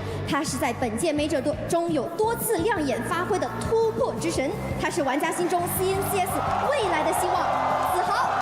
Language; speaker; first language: Chinese; native; Chinese